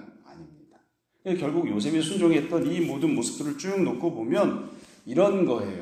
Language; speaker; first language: Korean; native; Korean